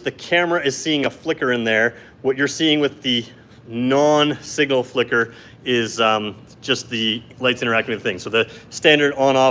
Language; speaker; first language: English; native; English